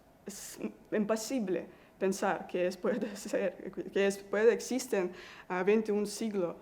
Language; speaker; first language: Spanish; non-native, learner; Russian